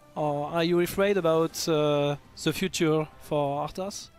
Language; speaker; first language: English; non-native, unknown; French